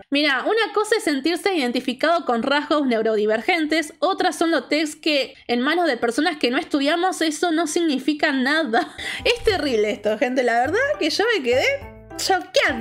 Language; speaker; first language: Spanish; native; Spanish